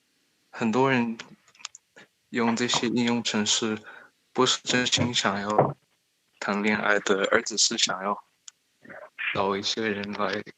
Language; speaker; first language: Chinese; early bilingual, heritage; Chinese